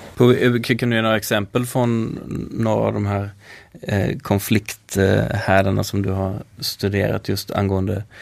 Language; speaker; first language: Swedish; native; Swedish